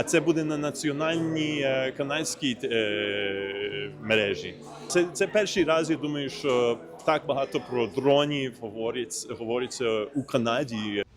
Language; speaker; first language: Ukrainian; early bilingual, heritage; Ukrainian